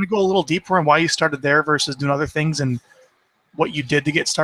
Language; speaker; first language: English; native; English